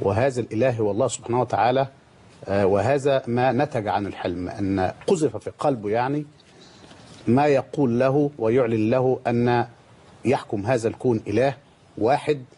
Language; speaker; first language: Arabic; native; Arabic